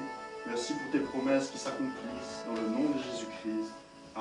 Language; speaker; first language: French; native; French